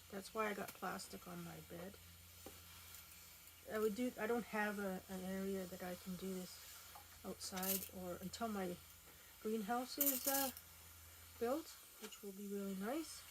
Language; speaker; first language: English; native; English